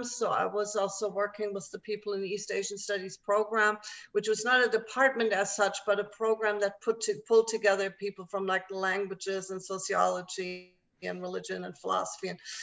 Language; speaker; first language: English; non-native, fluent; German